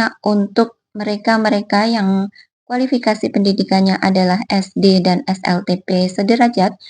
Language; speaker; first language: Indonesian; native; Indonesian